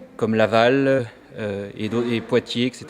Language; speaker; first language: French; native; French